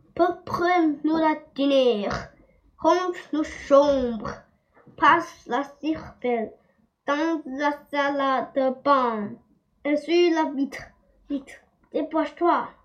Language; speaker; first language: French; non-native, learner; Chinese